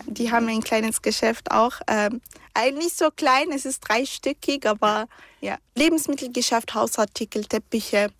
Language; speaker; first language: German; early bilingual, other home language; Arabic